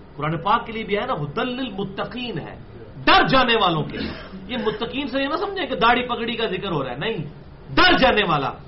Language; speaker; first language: Urdu; non-native, local second language; Punjabi